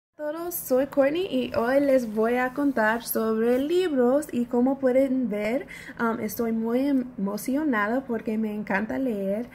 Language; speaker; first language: Spanish; non-native, learner; English